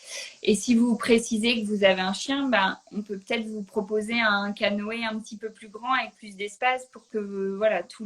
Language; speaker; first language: French; native; French